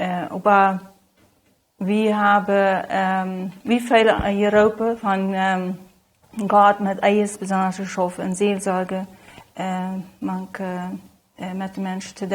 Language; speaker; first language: German; non-native, local second language; Plautdietsch